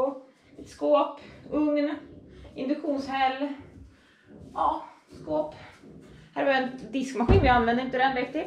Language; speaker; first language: Swedish; native; Swedish